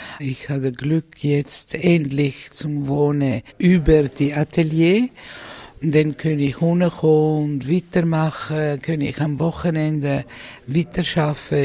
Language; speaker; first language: German; non-native, fluent; Italian